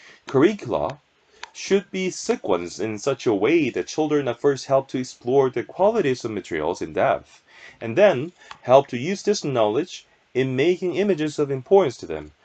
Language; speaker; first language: English; non-native, fluent; Korean